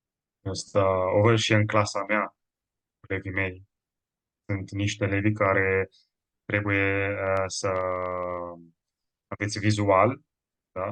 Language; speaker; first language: Romanian; non-native, fluent; Italian